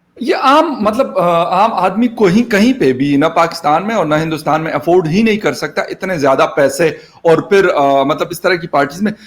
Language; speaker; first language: Hindi; non-native, local second language; Pashto